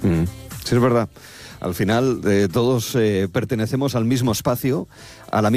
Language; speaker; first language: Spanish; native; Spanish